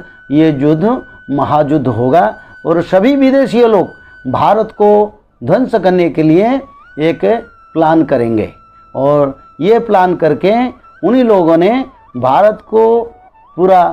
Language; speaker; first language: Hindi; non-native, local second language; Odia